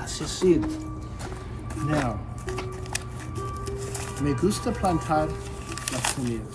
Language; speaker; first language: Spanish; non-native, learner; English